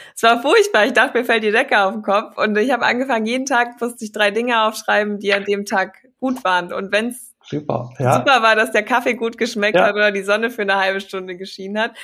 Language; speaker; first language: German; native; German